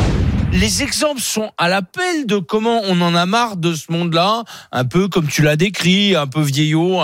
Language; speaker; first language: French; native; French